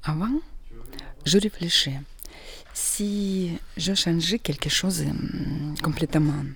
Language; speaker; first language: French; non-native, learner; Russian